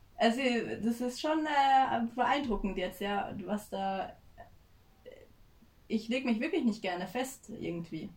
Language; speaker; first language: German; native; German